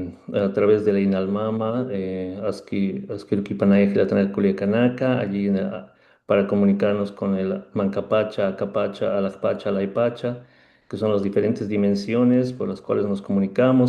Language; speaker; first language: Spanish; native; Spanish